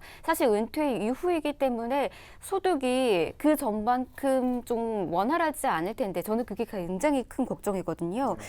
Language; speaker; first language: Korean; native; Korean